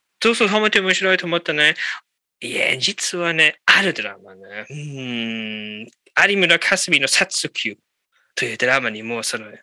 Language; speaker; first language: Japanese; non-native, fluent; German